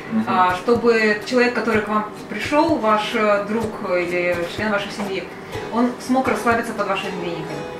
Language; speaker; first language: Russian; native; Russian